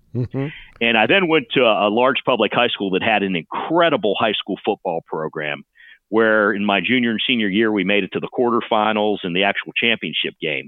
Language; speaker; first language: English; native; English